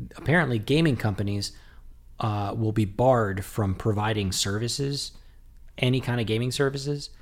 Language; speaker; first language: English; native; English